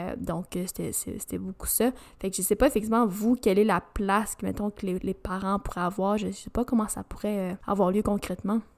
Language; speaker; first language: French; native; French